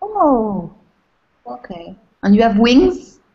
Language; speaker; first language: English; non-native, fluent; French